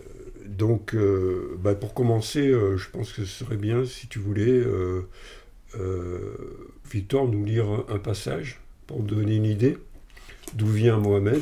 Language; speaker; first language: French; native; French